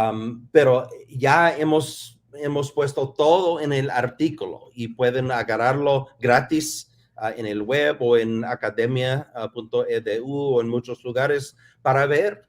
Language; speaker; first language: Spanish; non-native, fluent; English